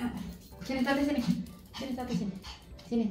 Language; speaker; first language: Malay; non-native, local second language; Sundanese